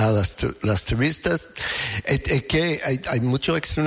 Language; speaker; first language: Spanish; non-native, learner; English